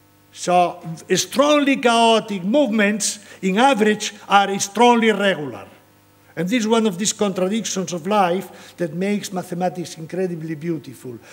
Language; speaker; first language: English; non-native, fluent; Spanish